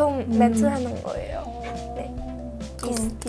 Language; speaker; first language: Korean; non-native, learner; Chinese